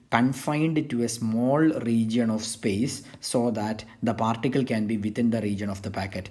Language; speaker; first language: English; non-native, local second language; Malayalam